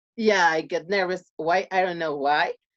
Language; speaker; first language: English; non-native, learner; Spanish